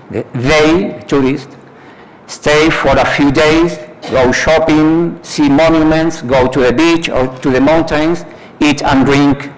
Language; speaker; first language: English; non-native, fluent; Spanish